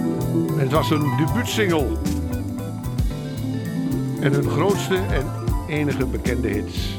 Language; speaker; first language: Dutch; native; Dutch